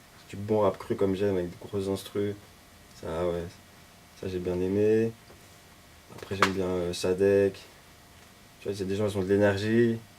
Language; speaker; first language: French; native; French